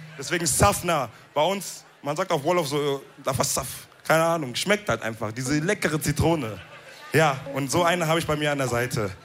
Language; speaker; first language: German; early bilingual, other home language; Wolof